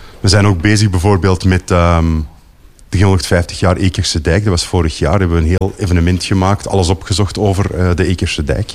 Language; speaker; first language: Dutch; native; Dutch